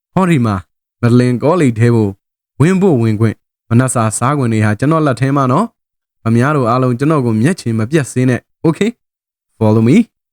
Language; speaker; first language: Burmese; native; Burmese